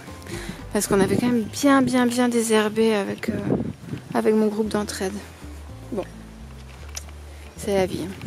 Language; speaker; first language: French; native; French